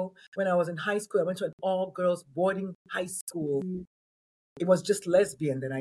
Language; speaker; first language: English; non-native, local second language; Igbo